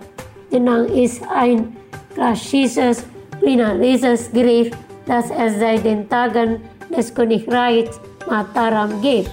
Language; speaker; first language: German; non-native, fluent; Indonesian